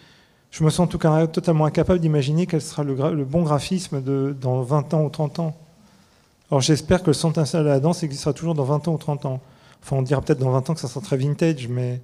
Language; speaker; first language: French; native; French